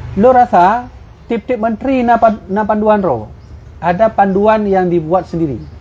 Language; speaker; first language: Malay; non-native, local second language; Achinese